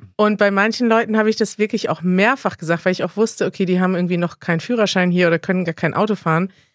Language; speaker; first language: German; native; German